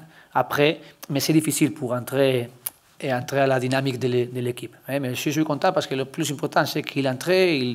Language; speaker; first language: French; non-native, learner; Spanish